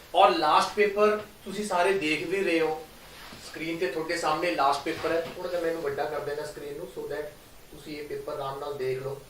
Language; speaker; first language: Hindi; non-native, local second language; Punjabi